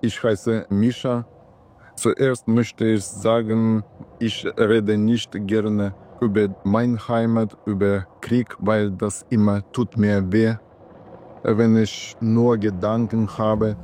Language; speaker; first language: German; non-native, learner; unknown